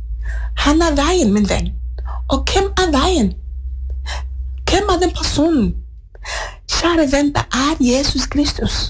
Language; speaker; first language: Norwegian; non-native, fluent; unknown